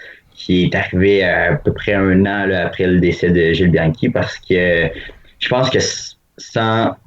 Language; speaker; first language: French; native; French